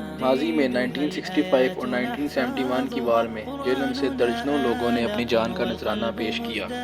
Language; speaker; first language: Urdu; non-native, local second language; Punjabi